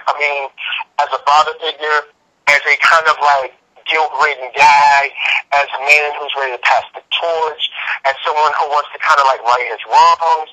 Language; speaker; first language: English; native; English